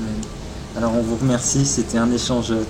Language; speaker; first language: French; native; French